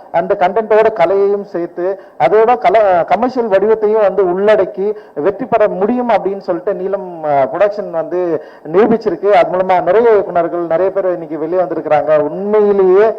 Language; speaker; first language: Tamil; native; Tamil